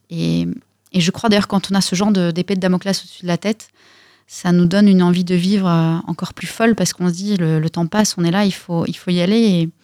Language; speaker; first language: French; early bilingual, other home language; Russian